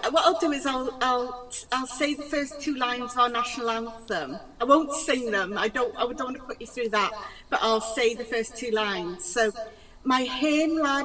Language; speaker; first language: English; non-native, local second language; Welsh